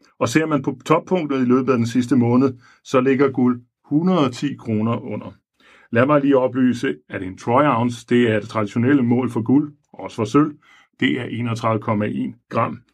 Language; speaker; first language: Danish; native; Danish